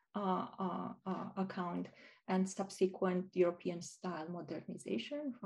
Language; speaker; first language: English; non-native, fluent; Romanian